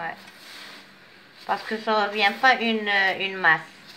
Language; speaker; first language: French; non-native, fluent; Arabic